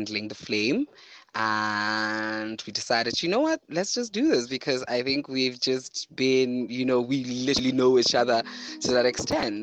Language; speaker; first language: English; non-native, local second language; Southern Sotho